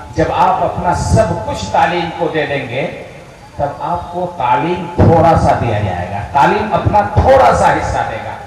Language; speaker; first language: Urdu; native; Urdu